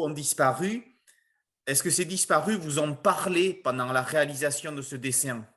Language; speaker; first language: French; native; French